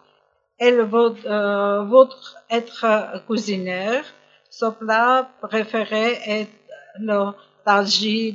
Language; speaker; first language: French; non-native, learner; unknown